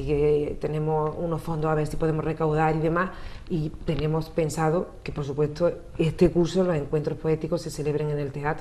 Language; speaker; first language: Spanish; native; Spanish